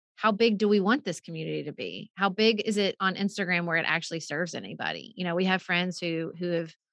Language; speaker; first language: English; native; English